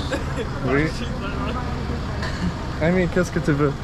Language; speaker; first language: French; non-native, learner; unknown